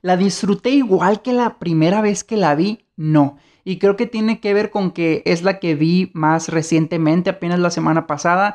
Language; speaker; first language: Spanish; native; Spanish